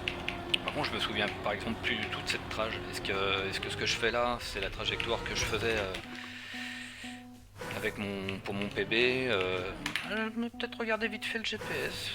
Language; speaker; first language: French; native; French